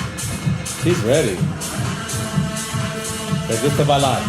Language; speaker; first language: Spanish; non-native, learner; English